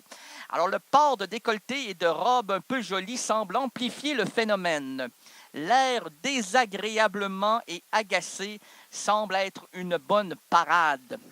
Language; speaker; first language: French; native; French